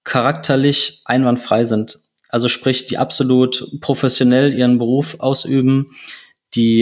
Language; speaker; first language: German; native; German